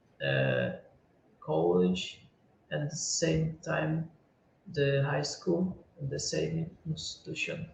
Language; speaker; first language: English; non-native, learner; Portuguese